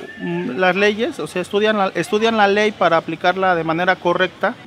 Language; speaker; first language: Spanish; native; Spanish